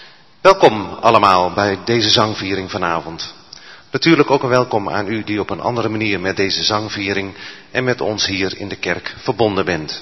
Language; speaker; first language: Dutch; native; Dutch